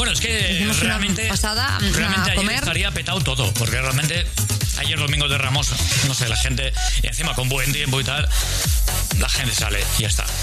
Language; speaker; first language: Spanish; native; Spanish